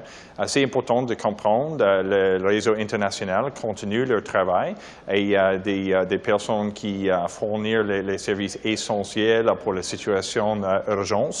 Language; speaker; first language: French; non-native, local second language; English